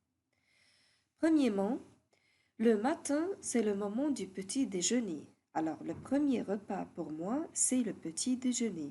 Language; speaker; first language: French; non-native, fluent; Arabic